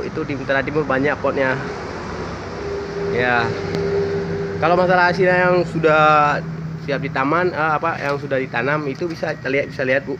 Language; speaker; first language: Indonesian; native; Indonesian